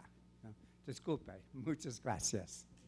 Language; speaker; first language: Spanish; non-native, fluent; English